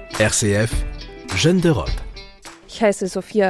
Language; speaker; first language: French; non-native, fluent; German